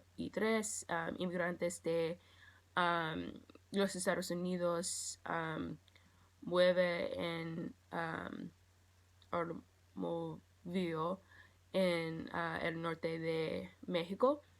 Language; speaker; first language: Spanish; non-native, learner; English